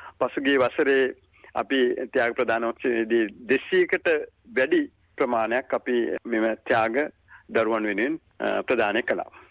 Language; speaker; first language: Sinhala; native; Sinhala